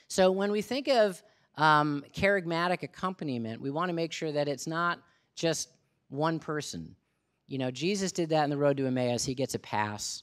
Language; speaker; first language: English; native; English